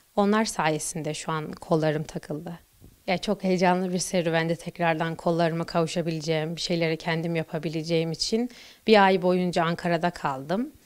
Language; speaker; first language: Turkish; native; Turkish